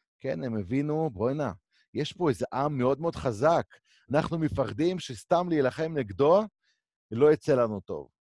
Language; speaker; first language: Hebrew; native; Hebrew